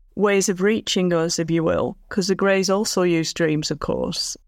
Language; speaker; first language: English; native; English